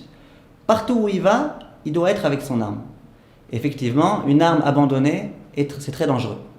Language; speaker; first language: French; native; French